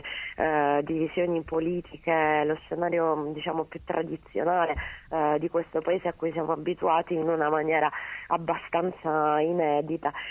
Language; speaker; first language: Italian; native; Italian